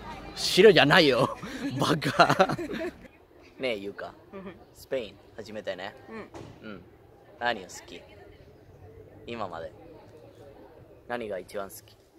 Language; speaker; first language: Japanese; non-native, learner; Spanish